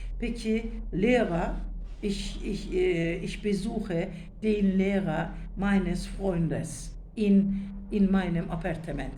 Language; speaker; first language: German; non-native, learner; Turkish